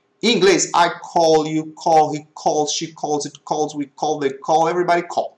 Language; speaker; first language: English; non-native, fluent; Portuguese